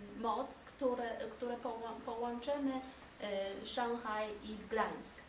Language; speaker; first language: Polish; non-native, learner; Chinese